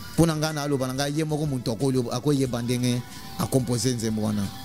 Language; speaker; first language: Lingala; non-native, local second language; Luba-Lulua